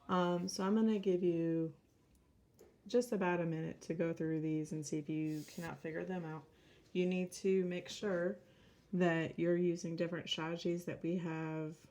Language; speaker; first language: English; native; English